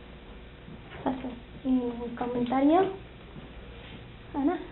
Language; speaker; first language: Spanish; non-native, fluent; English